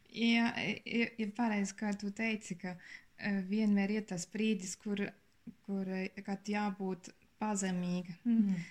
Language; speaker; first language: Latvian; non-native, learner; German